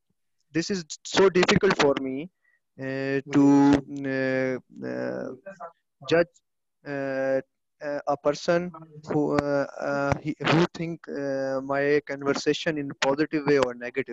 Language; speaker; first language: English; non-native, local second language; Urdu